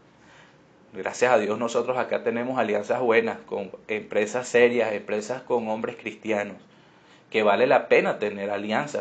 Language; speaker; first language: Spanish; native; Spanish